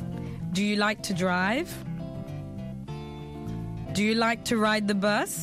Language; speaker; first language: English; non-native, fluent; French